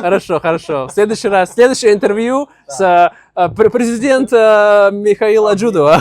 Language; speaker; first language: Russian; native; Russian